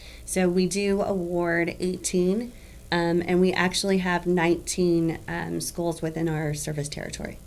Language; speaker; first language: English; native; English